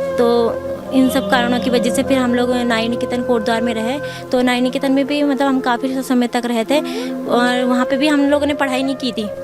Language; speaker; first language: Hindi; non-native, local second language; Garhwali